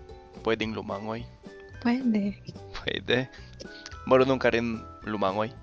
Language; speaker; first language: Filipino; non-native, fluent; English